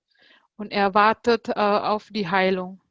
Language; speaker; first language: German; non-native, fluent; Indonesian